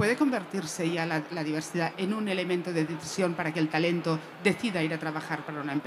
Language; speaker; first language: Spanish; native; Spanish